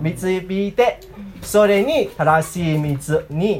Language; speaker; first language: Japanese; non-native, learner; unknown